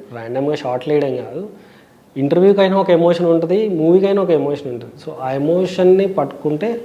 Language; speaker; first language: Telugu; native; Telugu